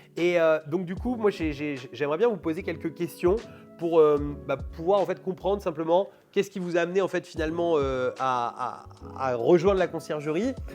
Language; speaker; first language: French; native; French